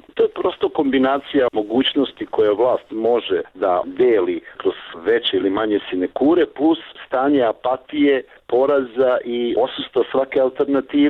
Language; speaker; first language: Serbian; native; Serbian